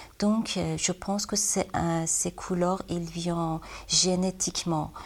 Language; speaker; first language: French; non-native, learner; Persian